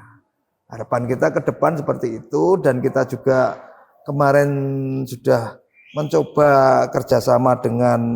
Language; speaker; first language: Indonesian; native; Indonesian